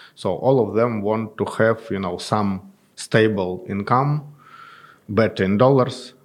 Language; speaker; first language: English; non-native, fluent; Russian